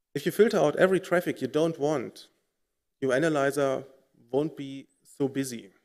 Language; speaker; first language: English; non-native, fluent; German